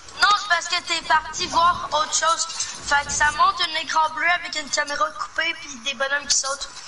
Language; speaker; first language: French; native; French